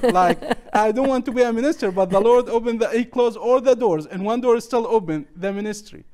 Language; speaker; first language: English; non-native, learner; Arabic